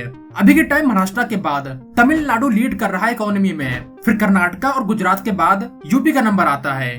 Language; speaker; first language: Hindi; native; Hindi